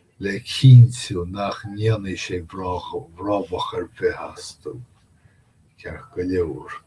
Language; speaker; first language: Irish; non-native, fluent; English